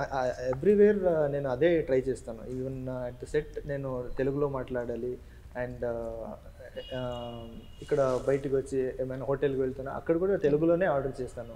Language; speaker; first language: Telugu; non-native, learner; Kannada